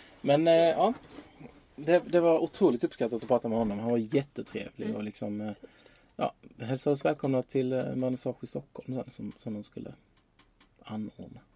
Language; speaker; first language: Swedish; native; Swedish